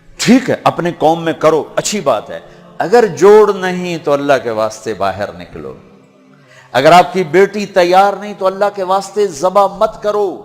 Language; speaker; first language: Urdu; non-native, local second language; Punjabi